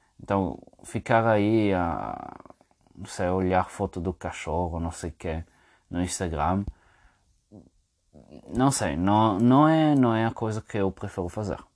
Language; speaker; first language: Portuguese; non-native, fluent; French